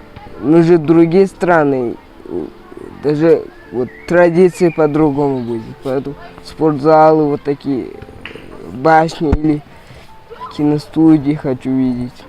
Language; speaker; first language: Russian; non-native, local second language; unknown